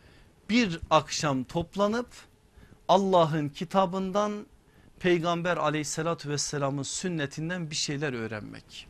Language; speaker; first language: Turkish; native; Turkish